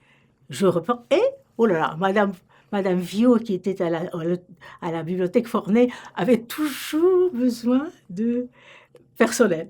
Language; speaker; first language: French; native; French